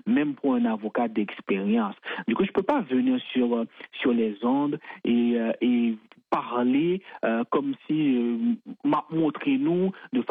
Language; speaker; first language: French; non-native, local second language; Haitian Creole